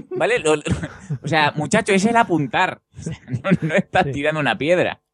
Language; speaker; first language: Spanish; native; Spanish